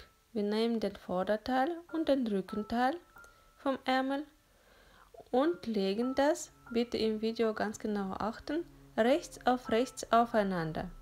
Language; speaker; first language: German; non-native, fluent; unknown